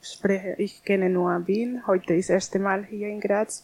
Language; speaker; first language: German; non-native, learner; Spanish